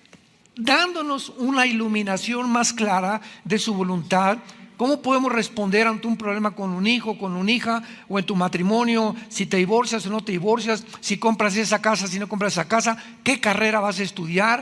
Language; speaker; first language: Spanish; native; Spanish